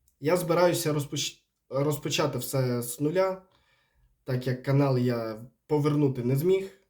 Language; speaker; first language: Ukrainian; non-native, local second language; Russian